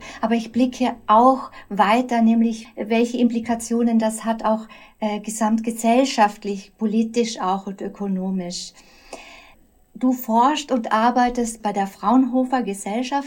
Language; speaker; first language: German; native; German